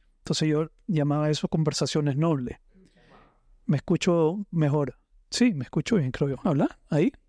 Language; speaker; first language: Spanish; native; Spanish